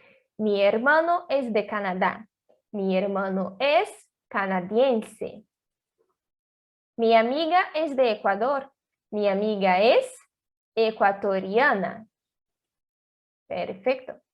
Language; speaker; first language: Spanish; non-native, learner; Portuguese